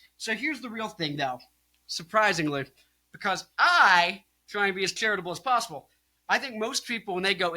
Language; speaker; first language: English; native; English